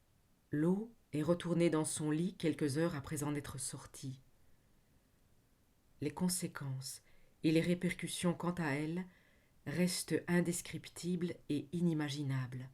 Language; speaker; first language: French; native; French